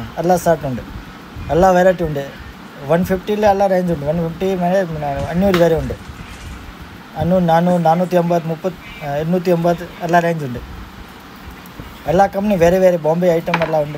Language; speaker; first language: Malayalam; non-native, local second language; Hindi